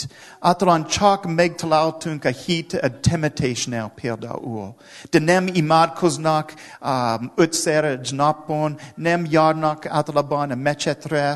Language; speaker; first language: Hungarian; non-native, learner; English